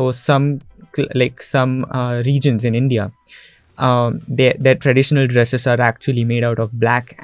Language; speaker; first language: English; non-native, local second language; Marathi